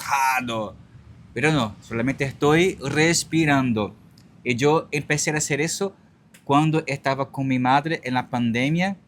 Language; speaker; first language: Spanish; non-native, learner; Portuguese